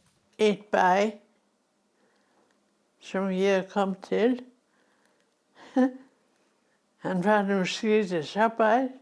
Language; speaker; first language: Icelandic; non-native, fluent; German